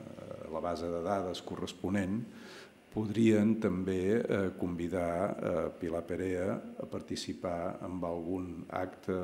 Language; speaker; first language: Catalan; native; Catalan